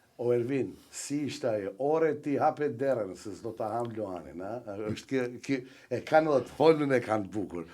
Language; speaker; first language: Albanian; native; Albanian